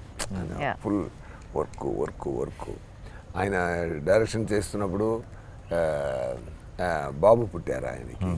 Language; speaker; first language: Telugu; non-native, learner; Tamil